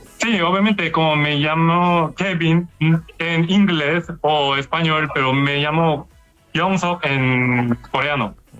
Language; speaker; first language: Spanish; non-native, learner; Korean